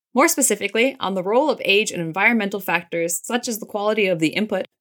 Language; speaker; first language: English; native; English